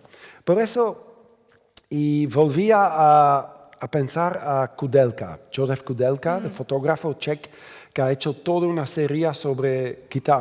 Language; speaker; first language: Spanish; non-native, fluent; Dutch